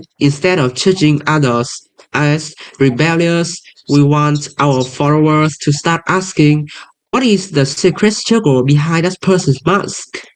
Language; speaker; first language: English; non-native, learner; Vietnamese